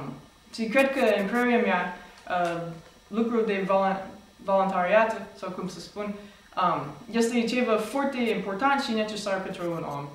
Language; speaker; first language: Romanian; non-native, fluent; English